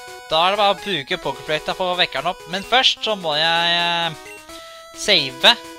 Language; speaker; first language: Norwegian; native; Norwegian